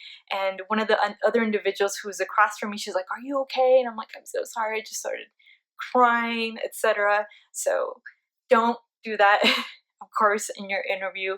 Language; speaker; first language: English; early bilingual, other home language; Spanish